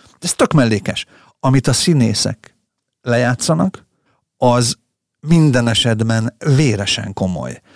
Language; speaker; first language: Hungarian; native; Hungarian